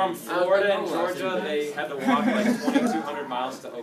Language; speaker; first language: English; native; English